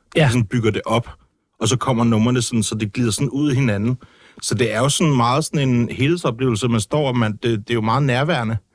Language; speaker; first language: Danish; native; Danish